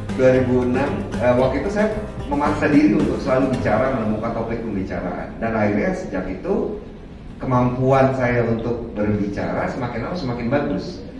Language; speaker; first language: Indonesian; non-native, local second language; Minangkabau